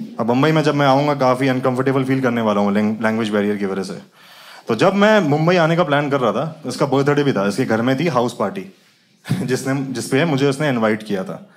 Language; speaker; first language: Hindi; native; Hindi